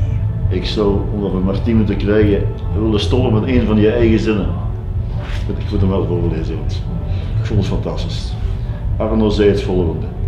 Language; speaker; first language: Dutch; native; Dutch